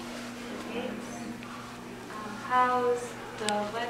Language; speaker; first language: English; non-native, learner; Korean